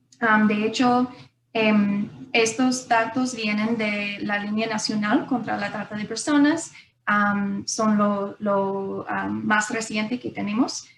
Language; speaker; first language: Spanish; non-native, fluent; English